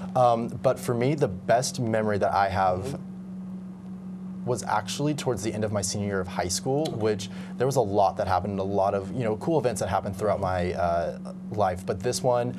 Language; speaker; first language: English; native; English